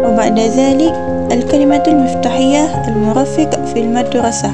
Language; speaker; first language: Arabic; non-native, learner; Malay